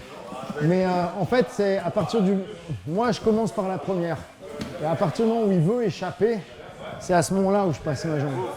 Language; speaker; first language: French; native; French